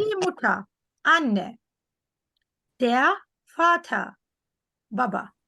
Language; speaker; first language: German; non-native, fluent; Turkish